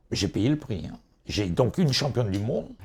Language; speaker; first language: French; native; French